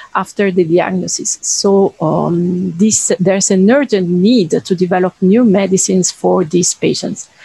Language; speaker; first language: English; non-native, fluent; Italian